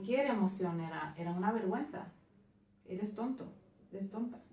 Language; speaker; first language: Spanish; non-native, fluent; Swedish